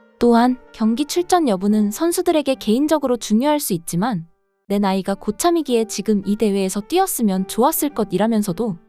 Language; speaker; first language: Korean; native; Korean